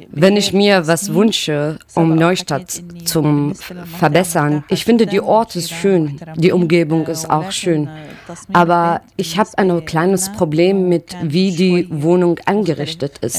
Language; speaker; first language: German; non-native, learner; Arabic